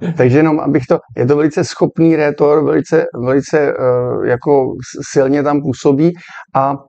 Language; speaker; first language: Czech; native; Czech